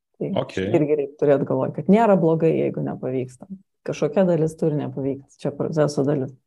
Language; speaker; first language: Lithuanian; native; Lithuanian